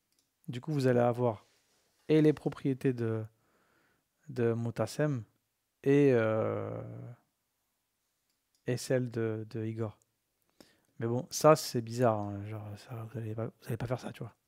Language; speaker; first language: French; native; French